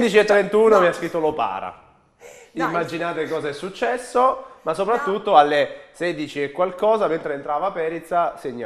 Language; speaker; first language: Italian; native; Italian